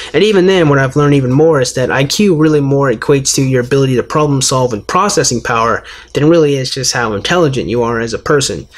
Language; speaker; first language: English; native; English